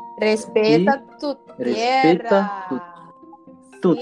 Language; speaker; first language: Spanish; non-native, learner; Portuguese